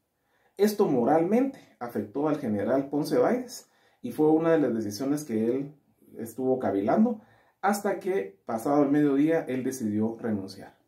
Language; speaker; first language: Spanish; native; Spanish